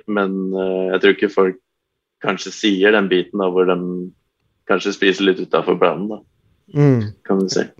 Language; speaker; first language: Norwegian; native; Norwegian